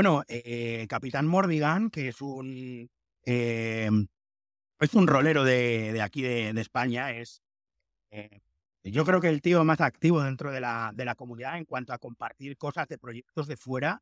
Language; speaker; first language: Spanish; native; Spanish